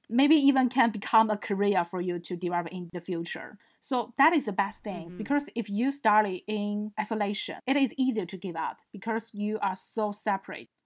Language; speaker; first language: English; non-native, fluent; Chinese